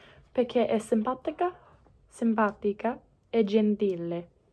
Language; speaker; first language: Italian; non-native, learner; English